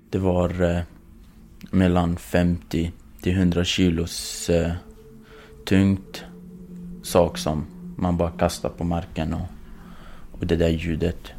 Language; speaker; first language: Swedish; non-native, fluent; Kurdish